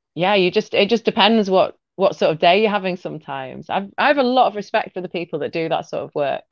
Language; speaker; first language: English; native; English